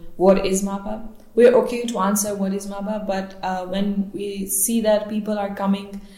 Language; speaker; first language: English; non-native, local second language; Baluchi